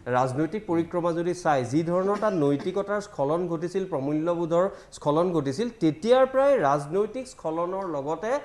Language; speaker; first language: Assamese; native; Assamese